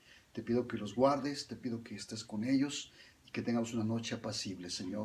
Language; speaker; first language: Spanish; native; Spanish